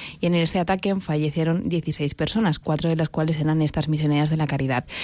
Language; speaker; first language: Spanish; native; Spanish